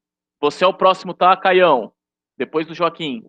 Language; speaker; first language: Portuguese; native; Portuguese